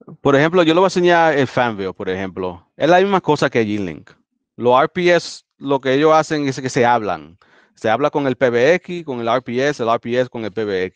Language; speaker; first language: Spanish; early bilingual, heritage; Spanish